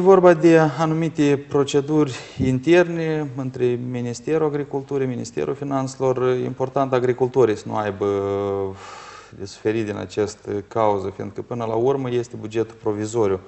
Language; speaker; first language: Romanian; native; Romanian